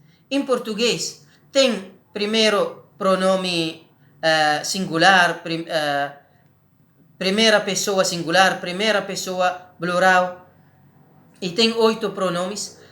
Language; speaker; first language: Portuguese; non-native, learner; Arabic